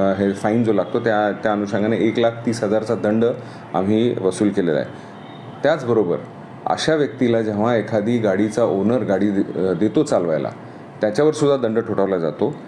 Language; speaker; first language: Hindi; non-native, local second language; Marathi